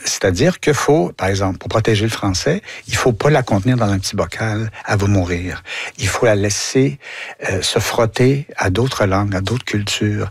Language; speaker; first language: French; native; French